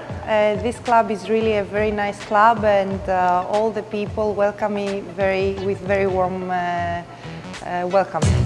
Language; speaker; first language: English; non-native, fluent; Greek